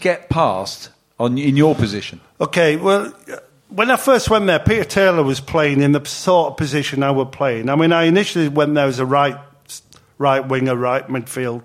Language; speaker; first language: English; native; English